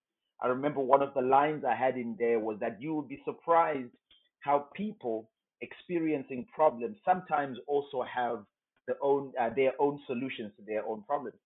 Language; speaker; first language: English; non-native, local second language; Shona